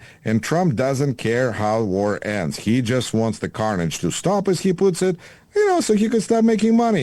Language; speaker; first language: English; non-native, fluent; Russian